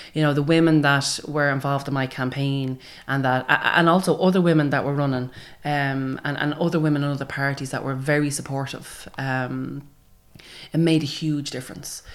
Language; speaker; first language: English; native; English